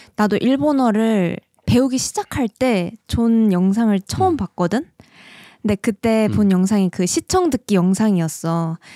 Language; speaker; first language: Korean; native; Korean